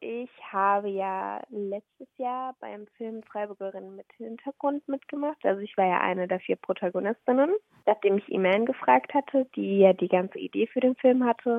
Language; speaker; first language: German; early bilingual, other home language; Somali